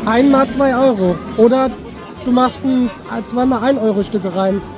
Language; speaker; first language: German; native; German